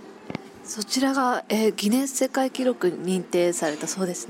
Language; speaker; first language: Japanese; native; Japanese